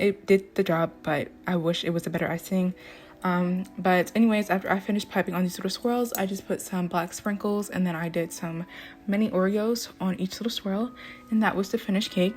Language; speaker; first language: English; native; English